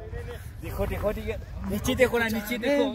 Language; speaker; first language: Hindi; non-native, local second language; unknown